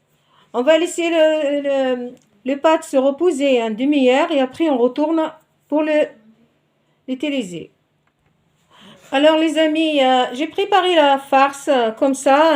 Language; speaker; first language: French; non-native, local second language; Arabic